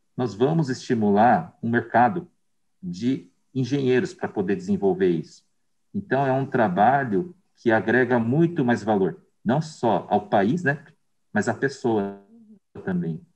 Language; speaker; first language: Portuguese; native; Portuguese